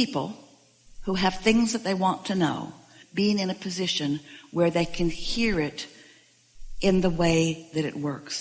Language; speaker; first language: English; native; English